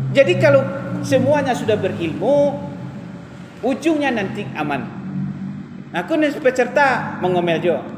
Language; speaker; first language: Malay; non-native, local second language; Minangkabau